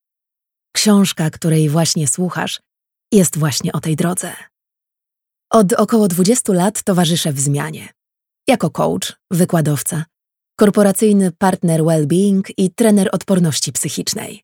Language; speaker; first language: Polish; native; Polish